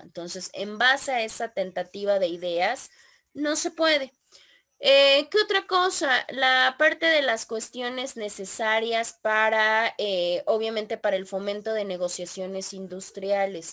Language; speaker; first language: Spanish; native; Spanish